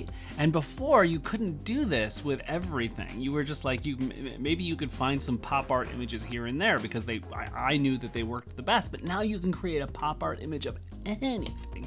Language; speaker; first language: English; native; English